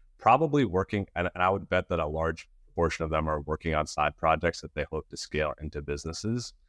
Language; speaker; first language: English; native; English